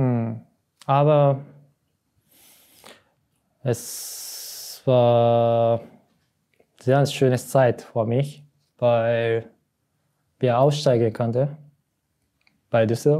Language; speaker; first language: German; non-native, learner; Japanese